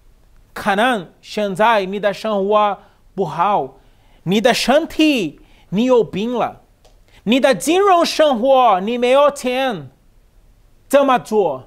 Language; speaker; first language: Chinese; non-native, learner; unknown